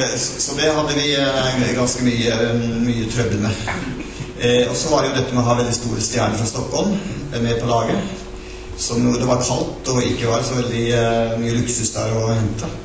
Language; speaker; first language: Norwegian; non-native, local second language; Northern Sami